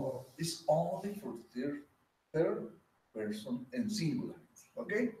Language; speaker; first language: English; non-native, learner; Spanish